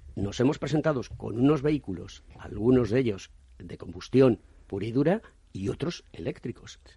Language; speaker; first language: Spanish; native; Spanish